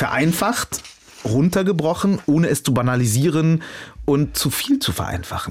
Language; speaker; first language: German; early bilingual, other home language; Arabic